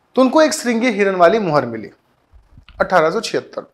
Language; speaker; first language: Hindi; native; Hindi